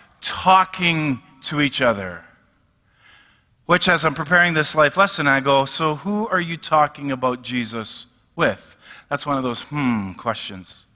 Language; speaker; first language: English; native; English